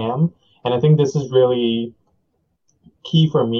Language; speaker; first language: English; non-native, local second language; Punjabi